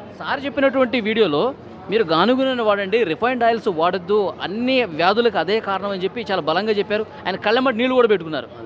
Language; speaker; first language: Telugu; native; Telugu